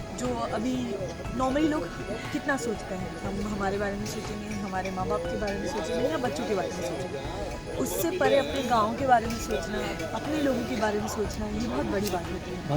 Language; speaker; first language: Hindi; non-native, local second language; Gujarati